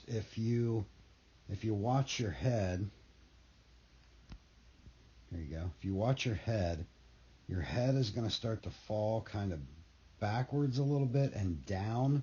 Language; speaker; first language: English; native; English